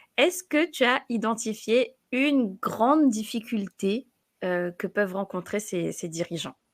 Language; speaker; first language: French; native; French